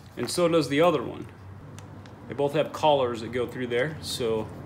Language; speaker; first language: English; native; English